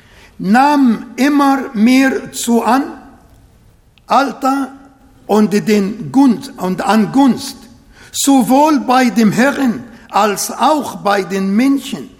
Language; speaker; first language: German; non-native, fluent; Arabic